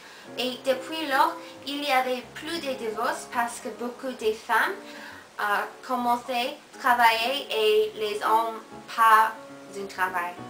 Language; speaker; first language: French; non-native, learner; Korean